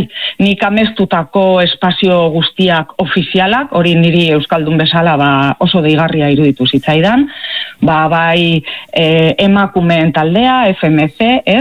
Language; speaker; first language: Basque; native; Basque